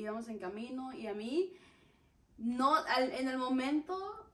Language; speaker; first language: Spanish; early bilingual, heritage; Spanish